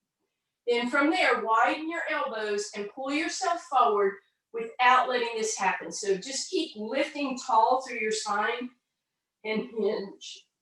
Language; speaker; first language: English; native; English